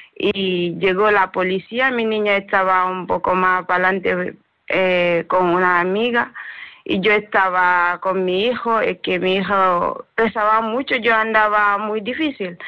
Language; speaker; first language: Spanish; non-native, learner; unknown